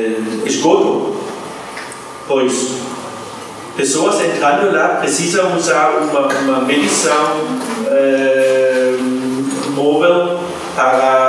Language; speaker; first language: Portuguese; non-native, fluent; German